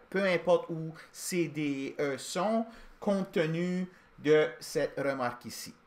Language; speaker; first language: French; native; French